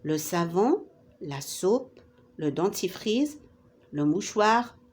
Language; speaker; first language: French; non-native, local second language; Arabic